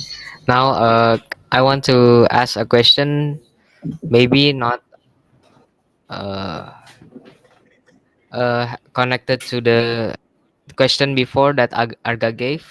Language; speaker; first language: English; non-native, learner; Indonesian